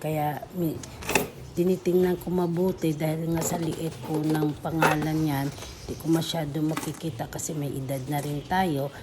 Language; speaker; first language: Filipino; non-native, local second language; Cebuano